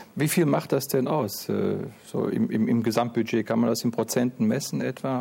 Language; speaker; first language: German; native; German